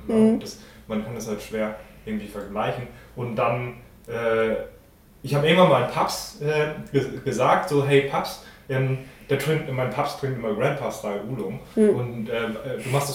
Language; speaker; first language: German; native; German